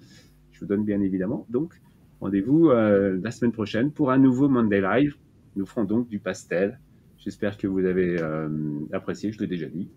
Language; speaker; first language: French; native; French